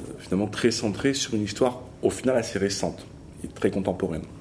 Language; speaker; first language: French; native; French